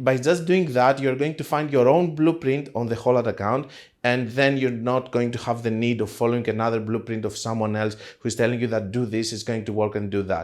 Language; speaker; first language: English; non-native, fluent; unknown